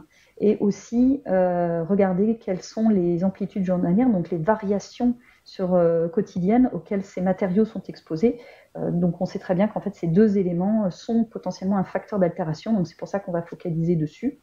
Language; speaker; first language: French; native; French